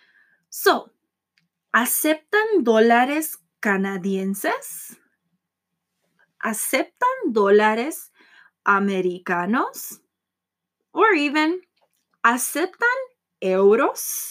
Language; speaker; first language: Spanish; non-native, fluent; English